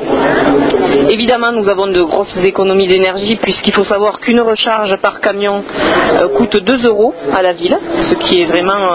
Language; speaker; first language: French; native; French